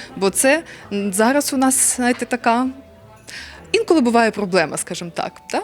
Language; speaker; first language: Ukrainian; native; Ukrainian